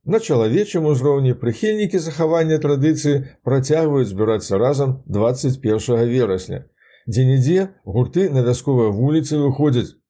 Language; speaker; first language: Belarusian; native; Belarusian